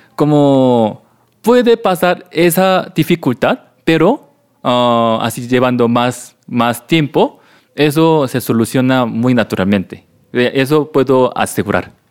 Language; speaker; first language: Spanish; non-native, learner; Korean